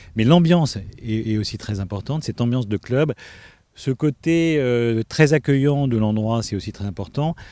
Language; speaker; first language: French; native; French